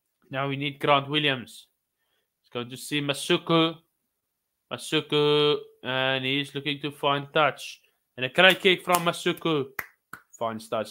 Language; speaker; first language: English; non-native, local second language; Afrikaans